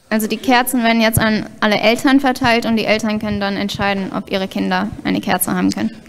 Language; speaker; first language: German; native; German